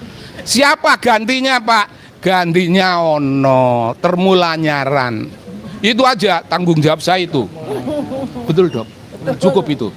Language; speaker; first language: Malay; non-native, local second language; Javanese